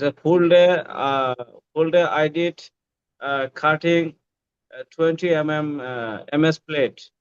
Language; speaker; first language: English; non-native, learner; Bangla